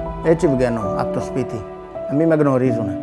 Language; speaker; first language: Greek; non-native, fluent; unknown